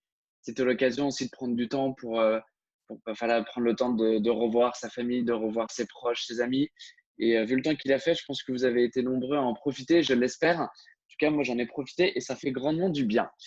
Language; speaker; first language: French; native; French